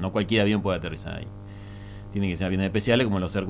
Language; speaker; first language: Spanish; native; Spanish